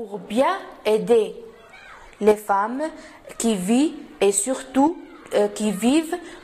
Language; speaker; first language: French; non-native, local second language; Arabic